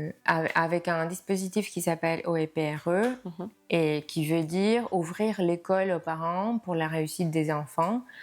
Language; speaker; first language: French; non-native, fluent; Spanish